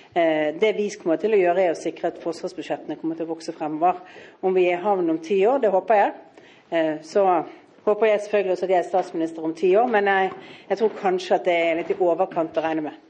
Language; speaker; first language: Norwegian; native; Norwegian